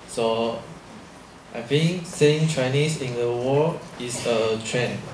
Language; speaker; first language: English; non-native, learner; Chinese